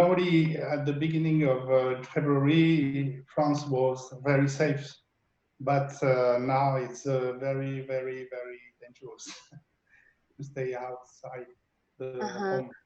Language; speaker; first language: English; non-native, learner; French